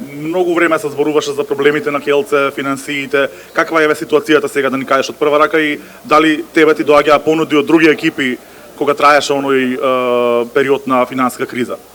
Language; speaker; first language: Macedonian; native; Macedonian